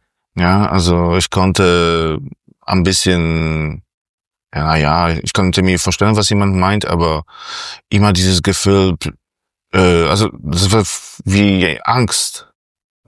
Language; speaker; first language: German; non-native, fluent; Polish